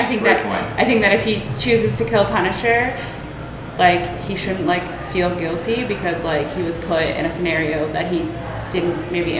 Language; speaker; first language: English; native; English